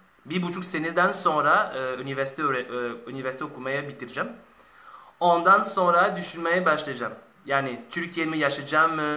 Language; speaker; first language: Turkish; non-native, learner; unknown